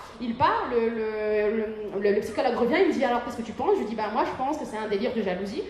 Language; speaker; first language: French; early bilingual, other home language; Arabic